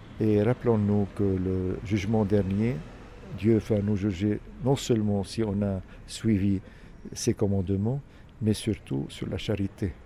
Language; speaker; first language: French; non-native, local second language; Arabic